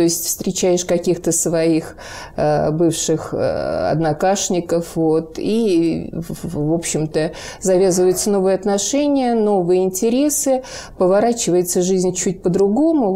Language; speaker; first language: Russian; native; Russian